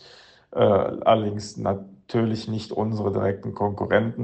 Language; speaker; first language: German; native; German